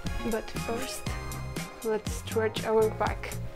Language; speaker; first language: English; non-native, fluent; Polish